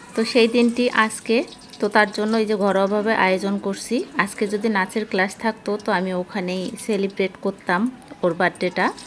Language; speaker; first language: Bangla; native; Bangla